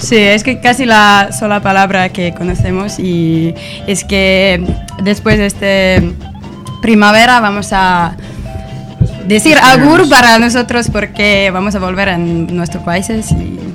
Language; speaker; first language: Spanish; non-native, learner; Finnish